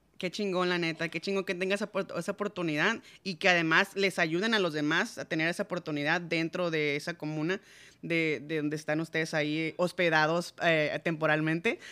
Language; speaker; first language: Spanish; native; Spanish